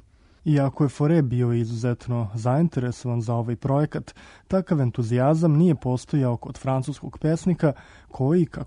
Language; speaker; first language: Croatian; native; Croatian